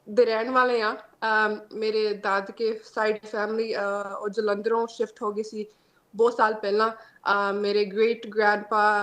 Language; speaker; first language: Punjabi; early bilingual, heritage; Punjabi